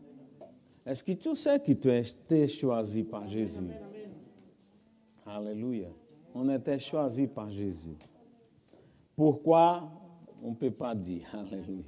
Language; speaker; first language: French; non-native, fluent; Portuguese